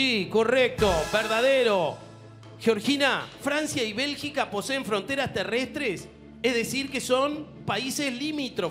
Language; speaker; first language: Spanish; native; Spanish